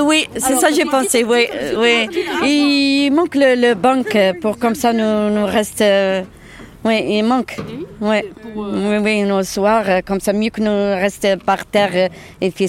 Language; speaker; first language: French; non-native, learner; Arabic